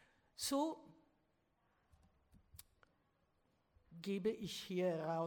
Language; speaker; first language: German; non-native, fluent; Italian